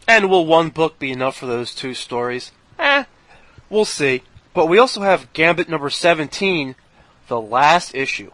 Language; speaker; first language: English; native; English